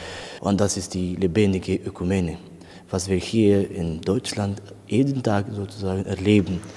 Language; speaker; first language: German; non-native, fluent; Romanian